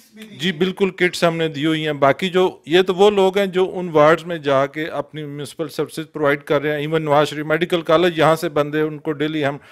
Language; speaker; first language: Urdu; non-native, local second language; Punjabi